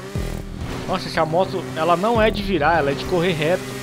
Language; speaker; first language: Portuguese; native; Portuguese